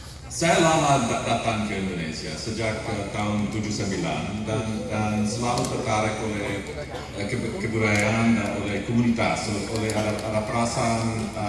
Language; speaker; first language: Indonesian; non-native, fluent; English